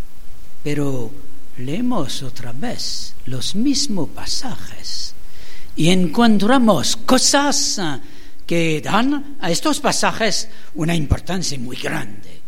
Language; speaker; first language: Spanish; non-native, fluent; French